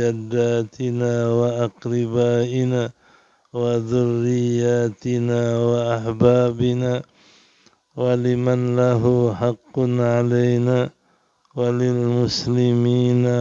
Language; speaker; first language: Arabic; non-native, fluent; Indonesian